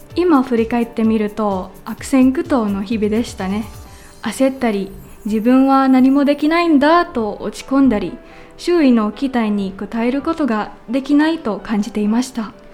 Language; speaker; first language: Japanese; non-native, learner; Filipino